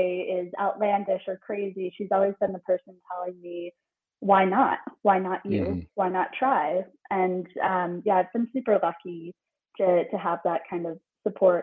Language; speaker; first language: English; native; English